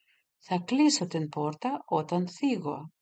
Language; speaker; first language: Greek; non-native, fluent; Russian